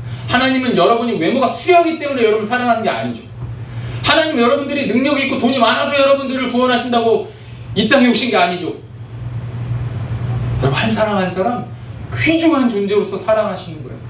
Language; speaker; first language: Korean; native; Korean